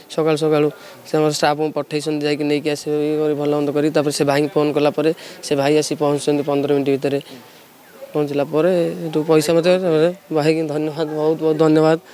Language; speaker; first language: Odia; native; Odia